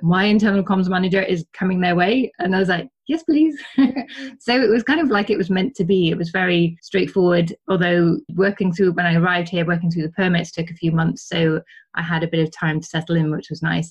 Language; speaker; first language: English; native; English